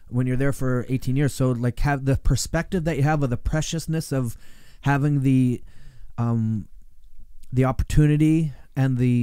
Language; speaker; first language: English; native; English